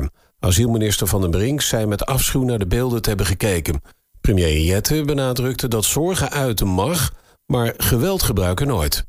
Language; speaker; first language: Dutch; native; Dutch